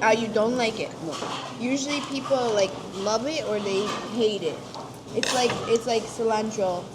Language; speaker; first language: English; native; English